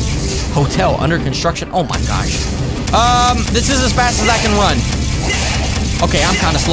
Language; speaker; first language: English; native; English